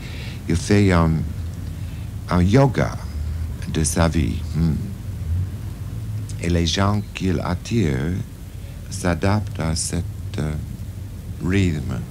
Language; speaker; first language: French; non-native, fluent; English